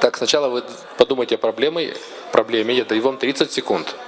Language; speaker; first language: Russian; native; Russian